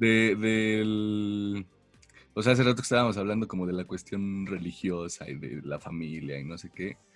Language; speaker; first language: Spanish; native; Spanish